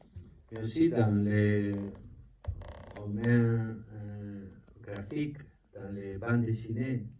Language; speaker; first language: French; non-native, learner; Spanish